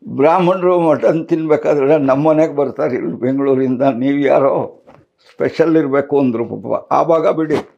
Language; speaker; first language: Kannada; non-native, local second language; Tamil